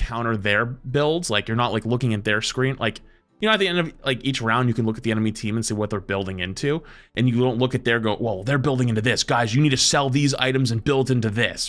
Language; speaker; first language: English; native; English